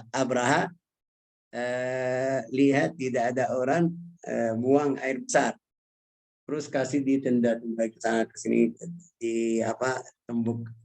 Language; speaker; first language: Indonesian; non-native, fluent; Arabic